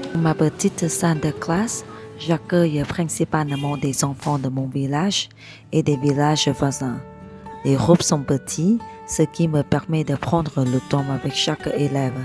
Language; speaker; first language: French; non-native, fluent; Vietnamese